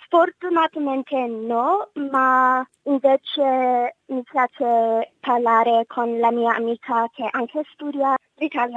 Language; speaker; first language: Italian; non-native, learner; English